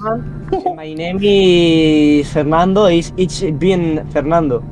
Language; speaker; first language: English; non-native, learner; Spanish